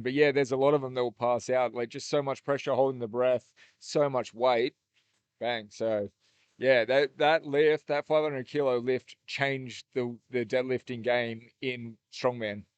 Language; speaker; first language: English; native; English